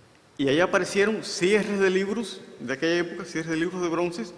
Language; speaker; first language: Spanish; native; Spanish